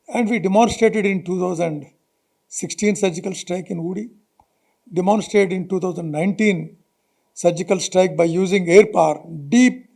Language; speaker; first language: English; non-native, local second language; Telugu